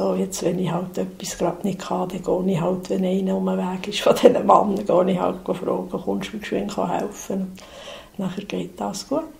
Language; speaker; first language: German; native; German